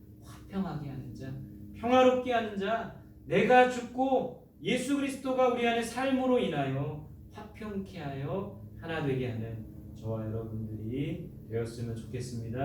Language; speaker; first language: Korean; native; Korean